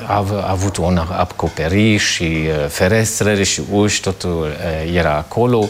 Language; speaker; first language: Romanian; non-native, fluent; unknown